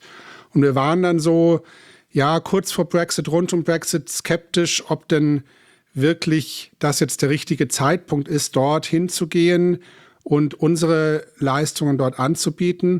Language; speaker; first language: German; native; German